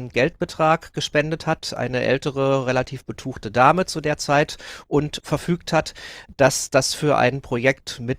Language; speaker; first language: German; native; German